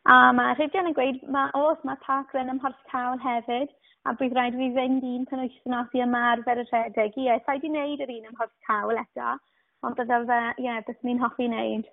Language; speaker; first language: Welsh; native; Welsh